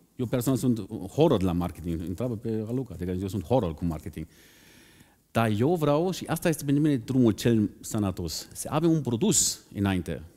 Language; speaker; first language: Romanian; non-native, fluent; German